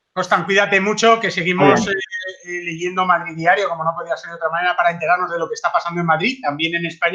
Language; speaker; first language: Spanish; native; Spanish